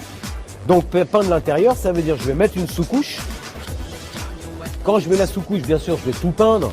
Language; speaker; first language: French; native; French